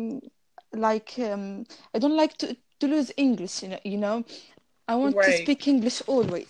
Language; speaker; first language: English; non-native, fluent; Arabic